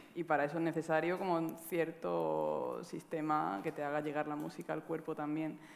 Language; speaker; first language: Spanish; native; Spanish